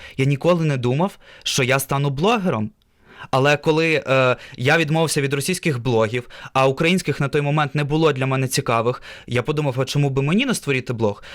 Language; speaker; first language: Ukrainian; non-native, local second language; Russian